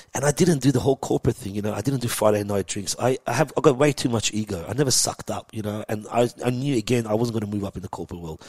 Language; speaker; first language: English; early bilingual, other home language; Persian